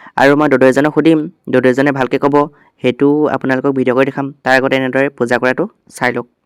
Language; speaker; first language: Assamese; non-native, local second language; Bodo